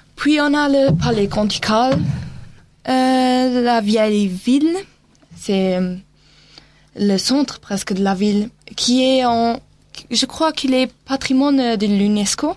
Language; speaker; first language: French; non-native, local second language; Portuguese